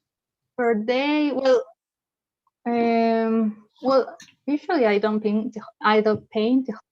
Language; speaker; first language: English; non-native, learner; Spanish